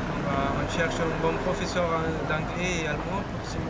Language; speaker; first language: French; non-native, fluent; German